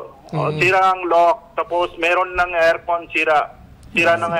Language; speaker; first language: Filipino; non-native, learner; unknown